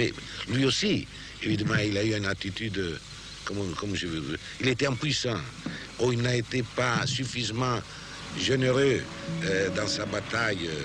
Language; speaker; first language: French; non-native, fluent; Greek